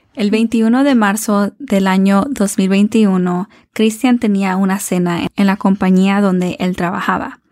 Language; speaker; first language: Spanish; early bilingual, heritage; Spanish